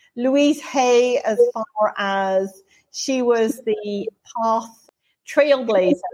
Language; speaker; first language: English; native; English